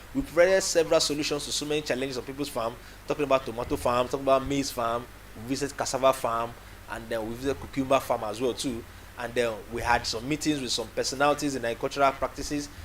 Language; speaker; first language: English; non-native, local second language; Yoruba